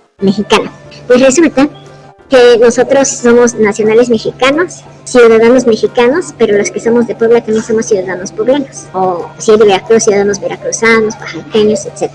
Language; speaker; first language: Spanish; native; Spanish